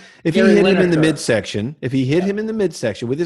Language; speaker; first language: English; native; English